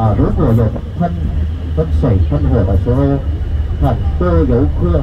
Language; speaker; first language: Chinese; non-native, fluent; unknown